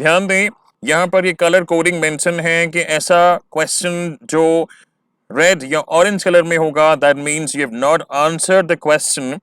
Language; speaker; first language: Hindi; native; Hindi